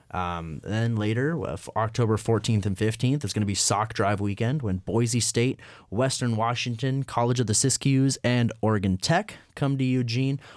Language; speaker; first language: English; native; English